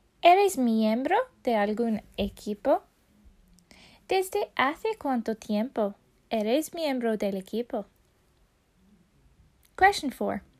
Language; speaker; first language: Spanish; non-native, fluent; English